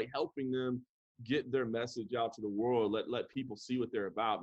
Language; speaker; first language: English; native; English